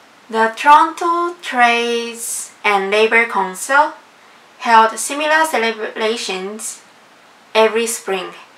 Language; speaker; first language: English; non-native, fluent; Japanese